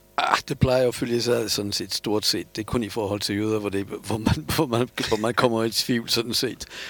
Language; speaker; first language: Danish; non-native, fluent; Polish